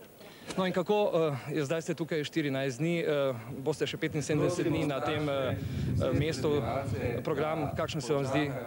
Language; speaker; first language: Slovenian; native; Slovenian